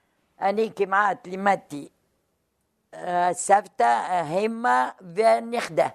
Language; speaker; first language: Hebrew; non-native, fluent; Arabic